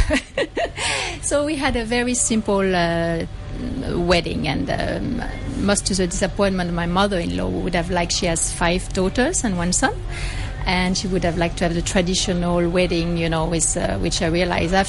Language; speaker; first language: English; non-native, fluent; French